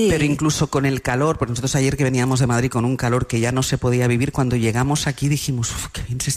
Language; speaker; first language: Spanish; native; Spanish